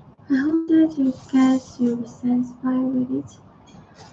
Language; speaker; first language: English; non-native, learner; Chinese